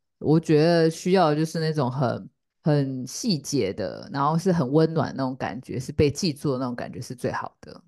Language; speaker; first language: Chinese; native; Chinese